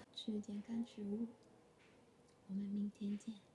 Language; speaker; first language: Chinese; non-native, learner; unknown